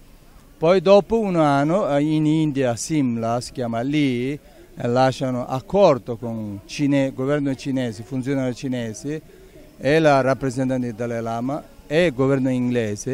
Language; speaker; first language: Italian; non-native, learner; Tibetan